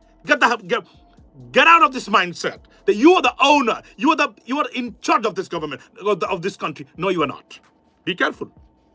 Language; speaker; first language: English; non-native, local second language; Bangla